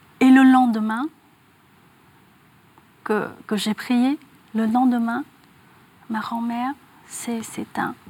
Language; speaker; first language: French; non-native, fluent; Vietnamese